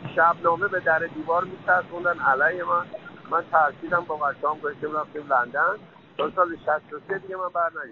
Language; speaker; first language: Persian; native; Persian